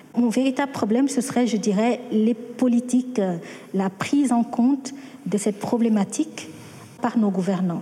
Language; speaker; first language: French; non-native, local second language; Wolof